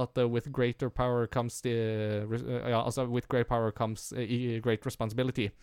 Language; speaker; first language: English; non-native, fluent; Norwegian